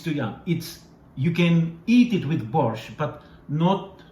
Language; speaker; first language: English; non-native, learner; Russian